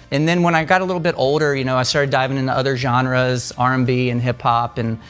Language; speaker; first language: English; native; English